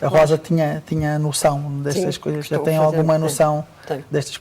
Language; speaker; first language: Portuguese; native; Portuguese